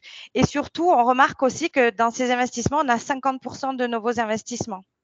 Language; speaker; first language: French; native; French